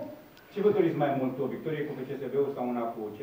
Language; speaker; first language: Romanian; native; Romanian